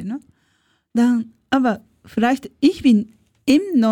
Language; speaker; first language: German; non-native, learner; Japanese